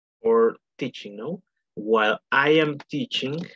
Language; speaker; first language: English; non-native, fluent; Spanish